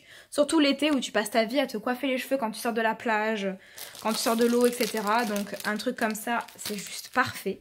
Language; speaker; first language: French; native; French